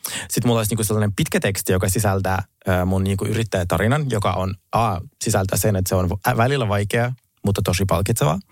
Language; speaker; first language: Finnish; early bilingual, other home language; Russian